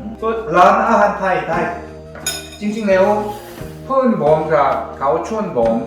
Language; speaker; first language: Thai; non-native, learner; Korean